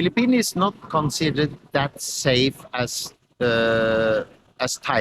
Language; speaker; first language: English; non-native, fluent; Norwegian